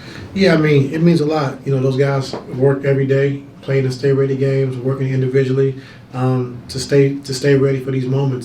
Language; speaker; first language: English; native; English